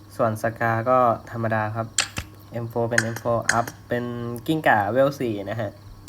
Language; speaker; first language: Thai; native; Thai